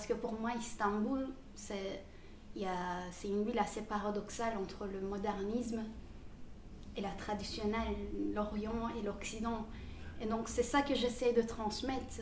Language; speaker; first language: French; early bilingual, other home language; Turkish